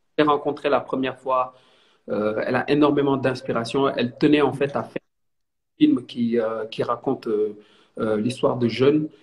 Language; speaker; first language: French; non-native, local second language; Wolof